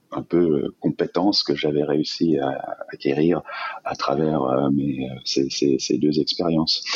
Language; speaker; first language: French; native; French